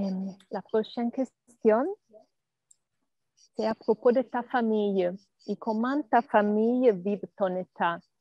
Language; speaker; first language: French; non-native, learner; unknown